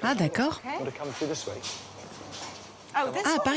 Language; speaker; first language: French; native; French